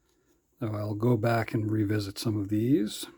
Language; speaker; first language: English; native; English